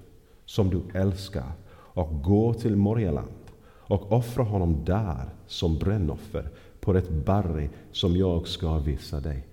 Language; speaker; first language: Swedish; non-native, fluent; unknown